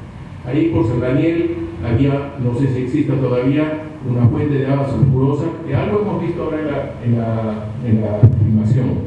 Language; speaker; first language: Spanish; native; Spanish